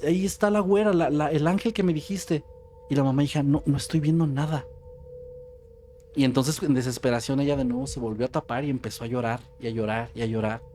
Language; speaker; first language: Spanish; native; Spanish